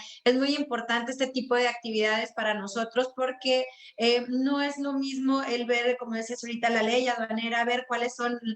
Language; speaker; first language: Spanish; native; Spanish